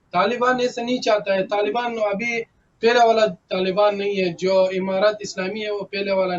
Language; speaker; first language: Hindi; early bilingual, other home language; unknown